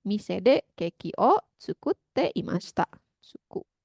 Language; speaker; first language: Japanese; non-native, fluent; Indonesian